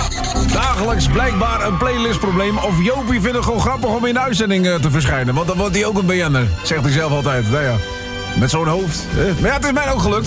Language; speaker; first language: Dutch; native; Dutch